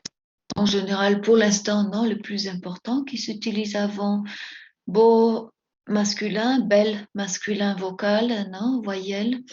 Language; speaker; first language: French; non-native, fluent; Spanish